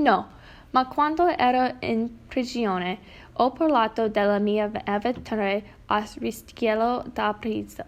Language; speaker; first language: Italian; non-native, learner; English